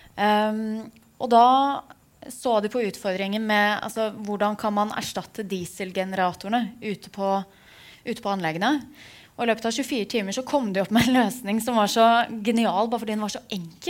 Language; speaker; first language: Norwegian; native; Norwegian